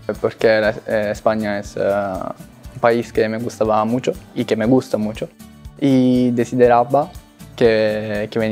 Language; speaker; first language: Spanish; non-native, learner; Italian